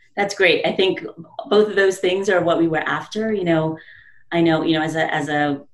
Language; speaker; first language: English; native; English